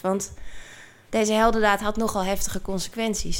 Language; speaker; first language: Dutch; native; Dutch